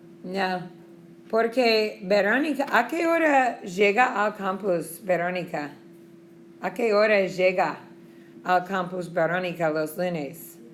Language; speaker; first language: Spanish; non-native, fluent; English